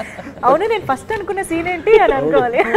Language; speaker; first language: Telugu; native; Telugu